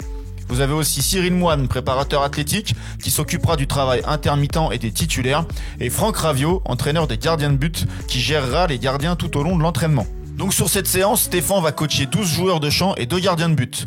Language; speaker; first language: French; native; French